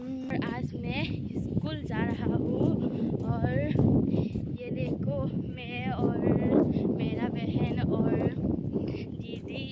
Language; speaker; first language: Hindi; non-native, local second language; Assamese